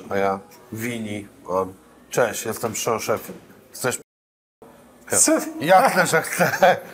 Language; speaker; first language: Polish; native; Polish